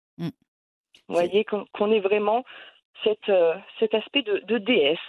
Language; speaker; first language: French; native; French